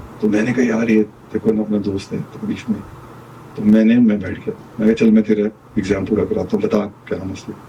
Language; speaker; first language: Urdu; non-native, local second language; Punjabi